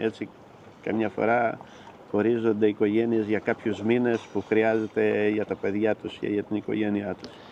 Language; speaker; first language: Greek; native; Greek